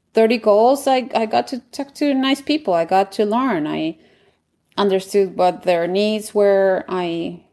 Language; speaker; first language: English; non-native, fluent; Spanish